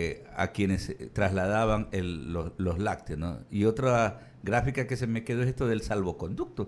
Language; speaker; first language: Spanish; native; Spanish